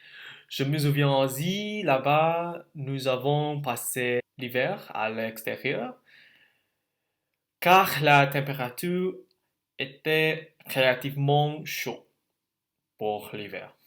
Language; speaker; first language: French; non-native, learner; Indonesian